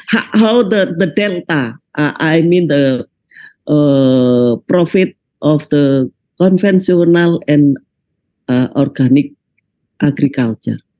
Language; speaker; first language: English; non-native, learner; Indonesian